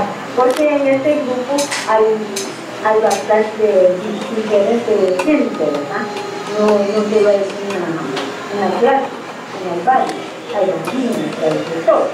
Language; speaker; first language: Spanish; native; Spanish